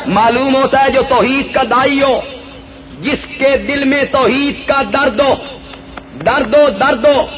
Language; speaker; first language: Urdu; non-native, local second language; Punjabi